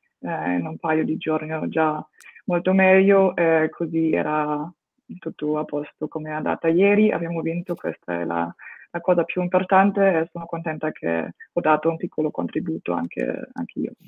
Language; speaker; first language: Italian; non-native, fluent; German